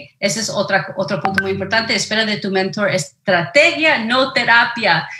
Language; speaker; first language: Spanish; early bilingual, heritage; Spanish